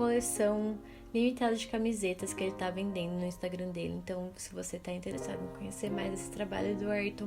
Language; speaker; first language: Portuguese; native; Portuguese